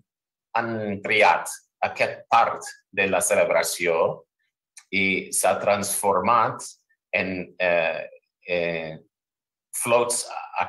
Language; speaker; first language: Catalan; non-native, fluent; English